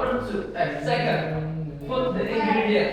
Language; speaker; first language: English; non-native, learner; Indonesian